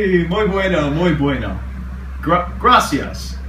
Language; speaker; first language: Spanish; non-native, learner; English